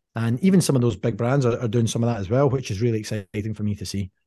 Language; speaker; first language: English; native; English